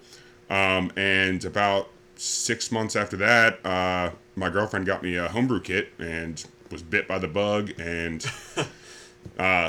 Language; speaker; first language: English; native; English